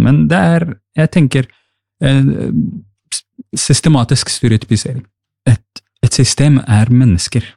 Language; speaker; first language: Norwegian; non-native, fluent; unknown